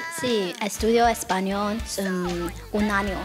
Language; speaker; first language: Spanish; non-native, learner; Chinese